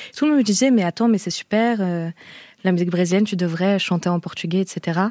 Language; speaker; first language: French; early bilingual, other home language; Portuguese